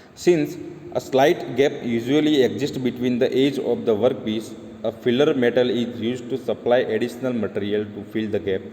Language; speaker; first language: English; non-native, local second language; Gujarati